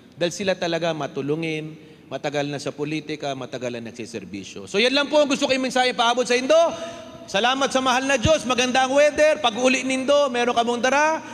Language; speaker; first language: Filipino; non-native, local second language; Bikol